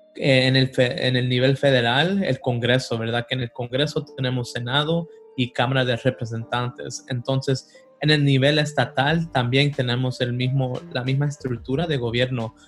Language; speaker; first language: Spanish; early bilingual, heritage; Spanish